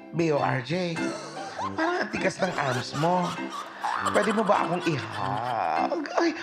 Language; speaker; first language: Filipino; native; Filipino